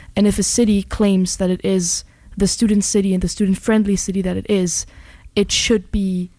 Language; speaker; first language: English; non-native, fluent; German